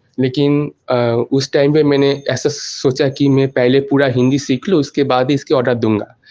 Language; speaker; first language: Hindi; non-native, local second language; Bangla